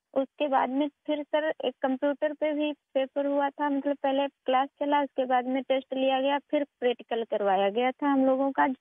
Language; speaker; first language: Hindi; native; Hindi